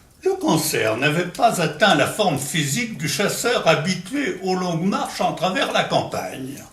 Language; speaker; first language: French; native; French